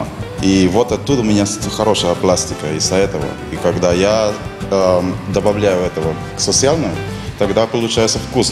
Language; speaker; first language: Russian; non-native, fluent; Spanish